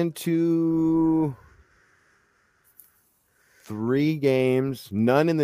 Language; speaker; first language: English; native; English